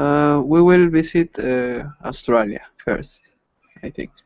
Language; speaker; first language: English; non-native, learner; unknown